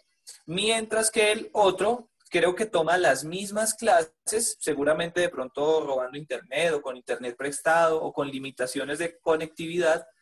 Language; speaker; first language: Spanish; native; Spanish